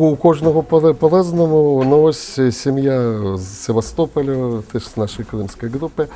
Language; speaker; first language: Ukrainian; non-native, local second language; Russian